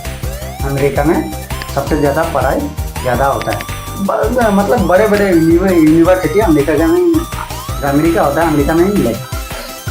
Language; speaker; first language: Hindi; non-native, local second language; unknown